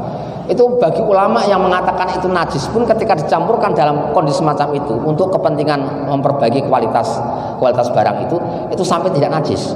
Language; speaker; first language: Indonesian; native; Indonesian